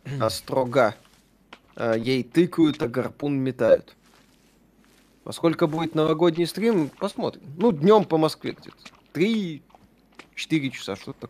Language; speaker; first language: Russian; native; Russian